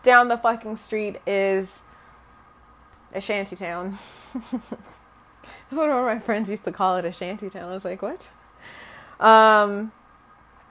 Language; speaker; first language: English; non-native, local second language; Bemba